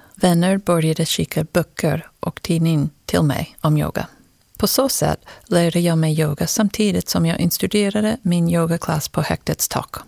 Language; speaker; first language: Swedish; non-native, fluent; English